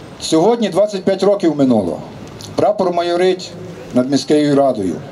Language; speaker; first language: Ukrainian; native; Ukrainian